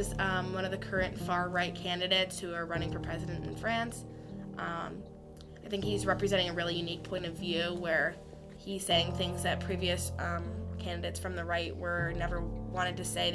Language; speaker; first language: English; native; English